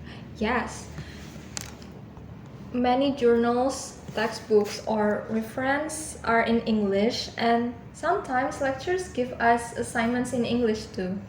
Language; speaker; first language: English; non-native, learner; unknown